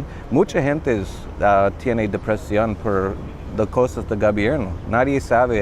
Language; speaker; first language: Spanish; non-native, learner; English